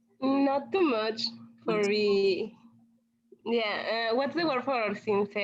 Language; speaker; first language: English; non-native, learner; Spanish